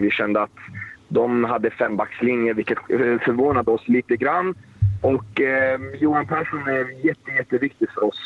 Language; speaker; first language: Swedish; native; Swedish